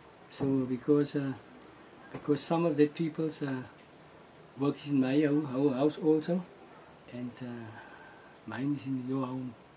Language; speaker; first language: English; non-native, local second language; Afrikaans